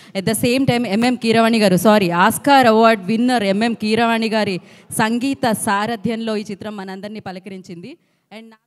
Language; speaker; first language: Telugu; native; Telugu